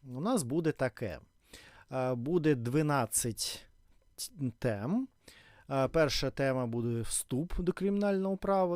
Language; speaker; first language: Ukrainian; non-native, fluent; Russian